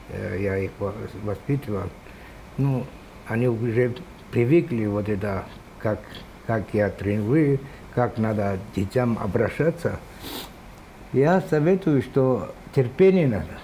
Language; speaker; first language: Russian; non-native, local second language; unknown